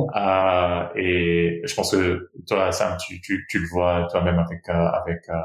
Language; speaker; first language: French; non-native, fluent; Portuguese